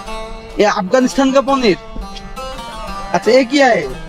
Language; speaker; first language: Hindi; non-native, learner; Bangla